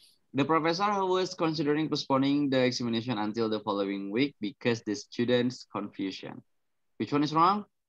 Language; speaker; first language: English; non-native, fluent; Indonesian